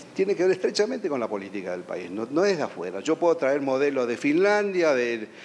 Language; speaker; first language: Spanish; native; Spanish